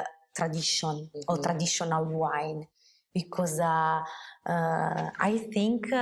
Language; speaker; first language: English; non-native, learner; Italian